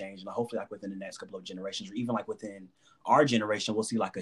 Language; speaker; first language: English; native; English